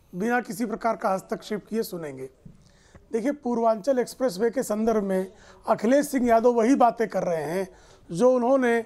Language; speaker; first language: Hindi; native; Hindi